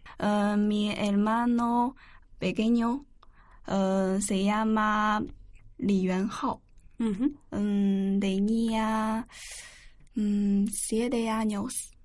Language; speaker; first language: Spanish; non-native, learner; Chinese